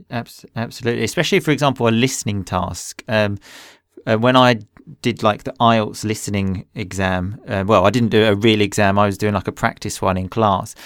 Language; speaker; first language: English; native; English